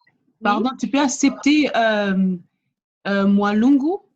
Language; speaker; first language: French; non-native, learner; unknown